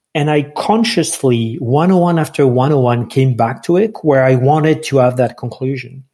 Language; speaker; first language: English; non-native, fluent; French